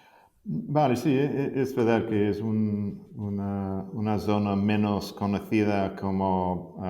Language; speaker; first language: Spanish; non-native, fluent; English